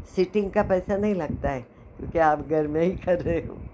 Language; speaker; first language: Hindi; non-native, local second language; Marathi